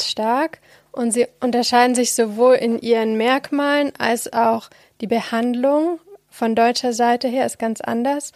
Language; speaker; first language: German; native; German